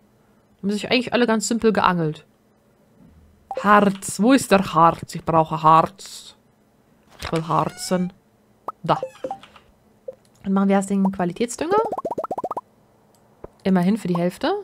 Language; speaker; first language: German; native; German